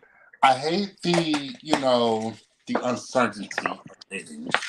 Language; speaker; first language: English; native; English